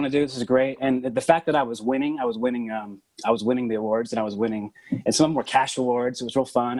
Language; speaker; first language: English; native; English